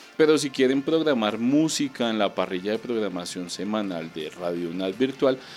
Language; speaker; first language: Spanish; native; Spanish